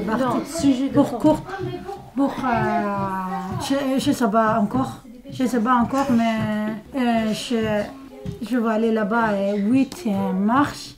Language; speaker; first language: French; non-native, learner; Somali